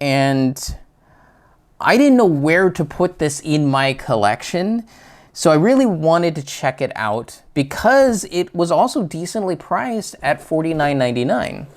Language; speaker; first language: English; native; English